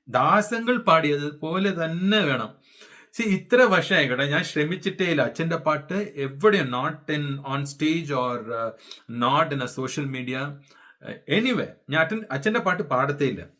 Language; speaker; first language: Malayalam; early bilingual, heritage; Malayalam